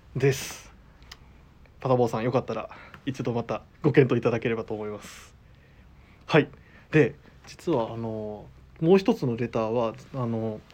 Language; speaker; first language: Japanese; native; Japanese